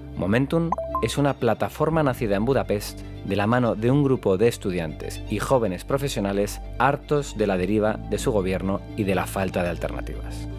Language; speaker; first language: Spanish; native; Spanish